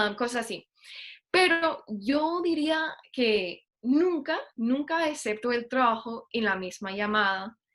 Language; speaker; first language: Spanish; non-native, fluent; English